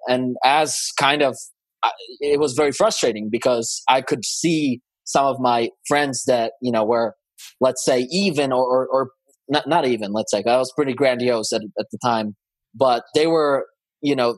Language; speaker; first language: English; non-native, fluent; Polish